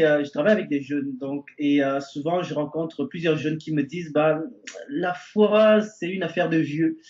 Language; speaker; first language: French; native; French